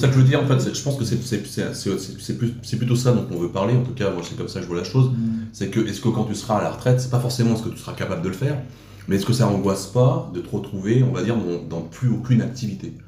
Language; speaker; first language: French; native; French